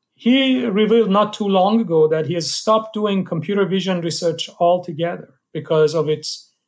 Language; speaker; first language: English; non-native, fluent; Persian